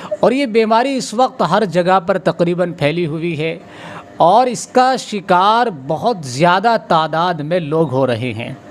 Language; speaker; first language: Urdu; native; Urdu